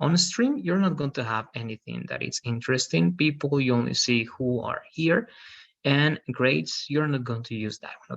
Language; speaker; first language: English; non-native, fluent; Spanish